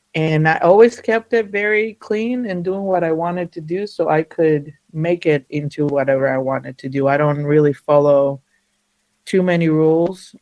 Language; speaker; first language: English; early bilingual, other home language; Spanish